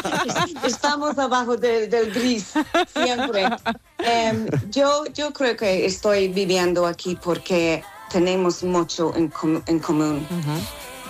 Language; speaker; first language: Spanish; non-native, fluent; English